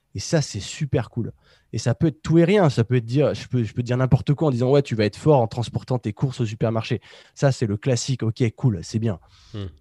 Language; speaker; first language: French; native; French